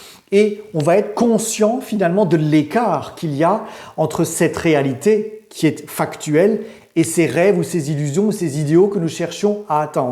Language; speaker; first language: French; native; French